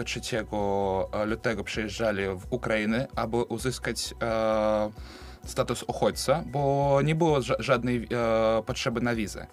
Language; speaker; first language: Ukrainian; non-native, learner; Belarusian